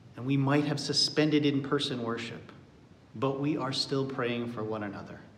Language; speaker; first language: English; native; English